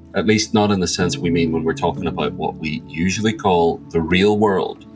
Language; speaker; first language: English; native; English